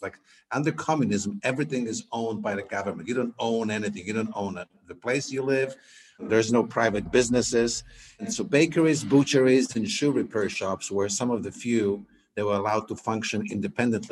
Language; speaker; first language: English; non-native, fluent; Polish